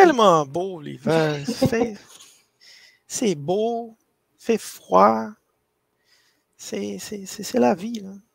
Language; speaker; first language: French; non-native, fluent; Portuguese